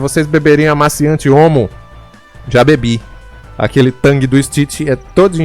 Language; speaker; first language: Portuguese; native; Portuguese